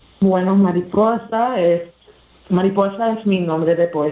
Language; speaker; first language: Spanish; early bilingual, heritage; English